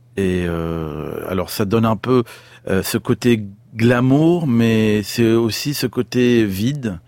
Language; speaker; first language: French; non-native, fluent; Arabic